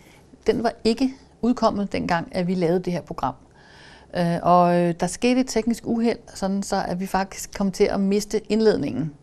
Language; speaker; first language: Danish; native; Danish